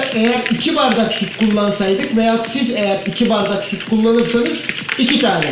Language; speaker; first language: Turkish; native; Turkish